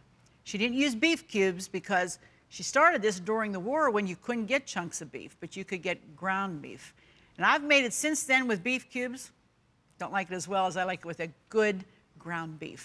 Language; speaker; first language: English; native; English